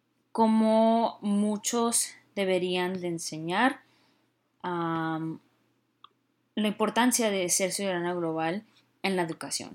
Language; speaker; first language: Spanish; early bilingual, heritage; Spanish